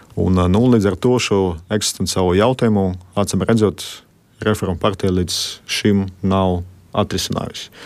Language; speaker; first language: Latvian; non-native, local second language; Russian